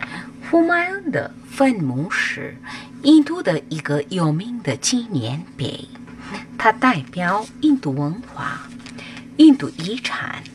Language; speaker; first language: Chinese; non-native, learner; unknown